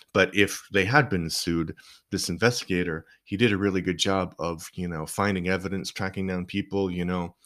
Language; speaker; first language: English; native; English